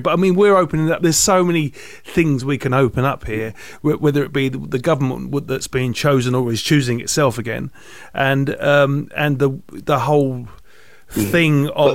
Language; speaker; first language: English; native; English